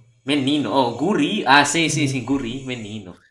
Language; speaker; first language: Portuguese; non-native, fluent; Indonesian